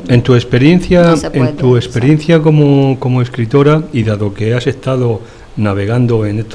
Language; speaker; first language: Spanish; native; Spanish